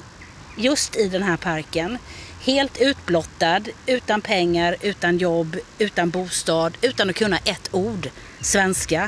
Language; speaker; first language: Swedish; native; Swedish